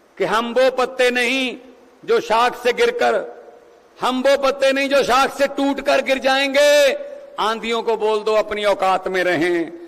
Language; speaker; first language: Hindi; non-native, local second language; Punjabi